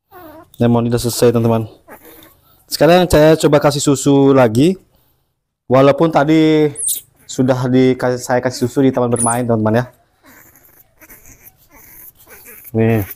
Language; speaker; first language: Indonesian; native; Indonesian